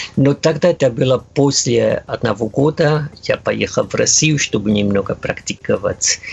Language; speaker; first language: Russian; non-native, learner; Spanish